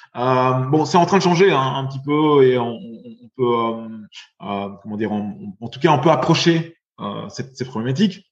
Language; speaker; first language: French; native; French